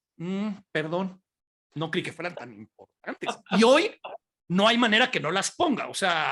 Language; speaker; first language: Spanish; native; Spanish